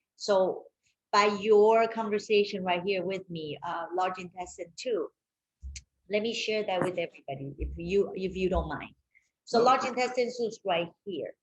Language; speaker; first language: English; non-native, fluent; Chinese